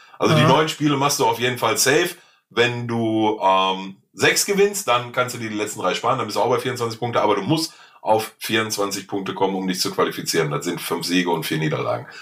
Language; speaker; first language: German; native; German